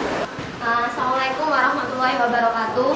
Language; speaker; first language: Indonesian; native; Indonesian